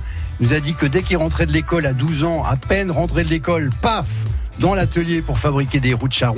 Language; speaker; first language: French; native; French